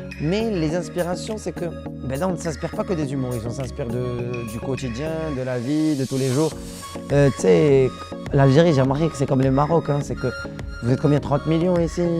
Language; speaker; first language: French; non-native, local second language; Arabic